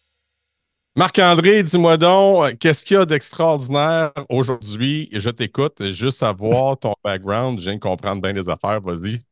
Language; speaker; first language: French; native; French